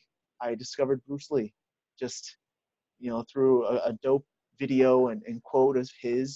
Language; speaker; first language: English; native; English